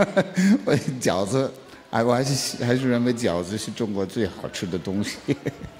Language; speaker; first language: Chinese; non-native, fluent; English